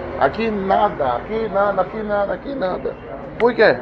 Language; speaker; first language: Portuguese; non-native, learner; English